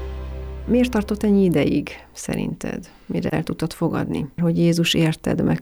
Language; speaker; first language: Hungarian; native; Hungarian